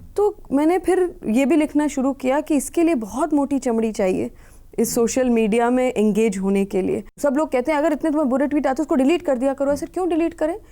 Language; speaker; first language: Hindi; native; Hindi